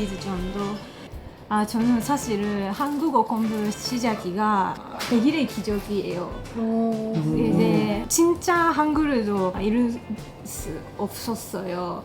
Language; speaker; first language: Korean; non-native, learner; Japanese